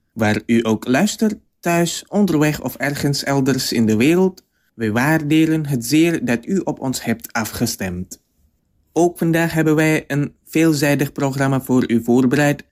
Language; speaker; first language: Dutch; non-native, fluent; Indonesian